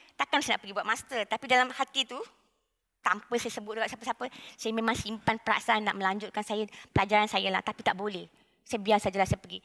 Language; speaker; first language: Malay; non-native, local second language; Tamil